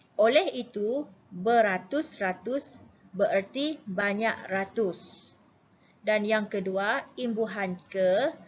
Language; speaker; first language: Malay; native; Malay